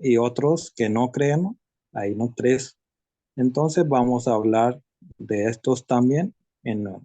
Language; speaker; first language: Spanish; non-native, learner; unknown